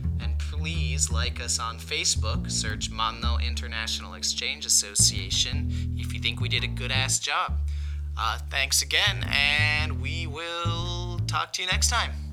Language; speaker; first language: English; native; English